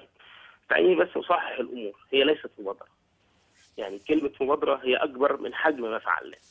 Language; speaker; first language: Arabic; native; Arabic